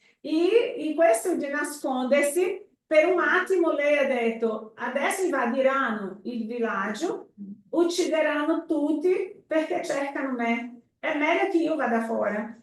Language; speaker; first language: Italian; non-native, fluent; Portuguese